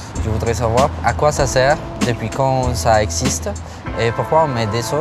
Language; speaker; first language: French; non-native, learner; Spanish